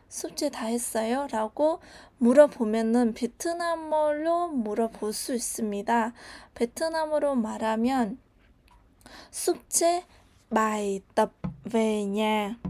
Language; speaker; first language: Korean; non-native, learner; Vietnamese